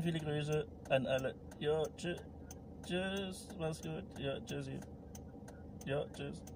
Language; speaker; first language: German; native; German